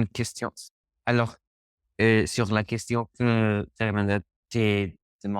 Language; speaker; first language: French; non-native, learner; Spanish